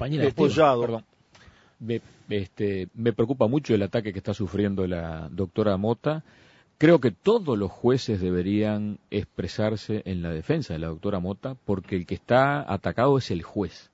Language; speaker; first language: Spanish; native; Spanish